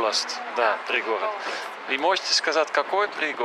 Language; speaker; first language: Russian; non-native, fluent; Dutch